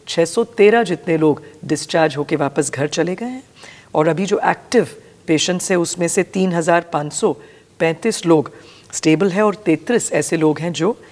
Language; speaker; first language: Hindi; non-native, local second language; Gujarati